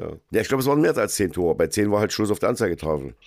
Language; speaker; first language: German; native; German